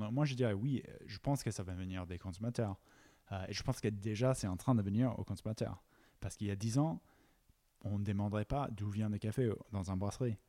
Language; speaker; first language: French; non-native, fluent; English